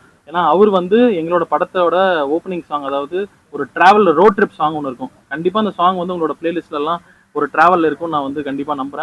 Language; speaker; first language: Tamil; native; Tamil